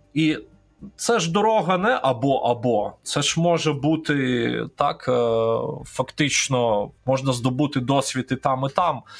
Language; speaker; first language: Ukrainian; non-native, local second language; Russian